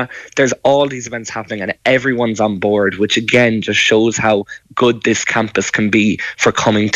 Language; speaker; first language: English; native; English